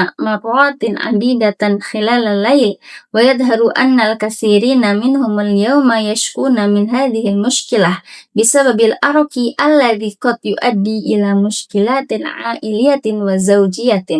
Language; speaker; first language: Arabic; non-native, learner; Indonesian